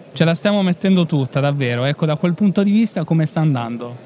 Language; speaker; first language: Italian; native; Italian